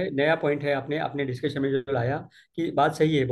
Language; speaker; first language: Hindi; non-native, local second language; Marathi